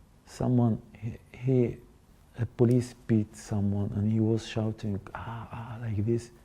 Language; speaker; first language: English; non-native, learner; Arabic